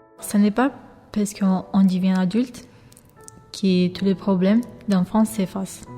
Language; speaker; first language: French; early bilingual, other home language; Albanian